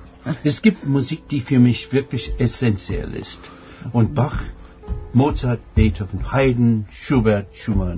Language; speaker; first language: German; non-native, fluent; English